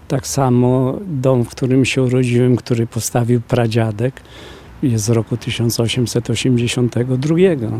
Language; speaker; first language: Polish; native; Polish